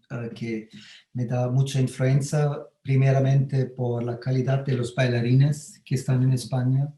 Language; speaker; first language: Spanish; non-native, fluent; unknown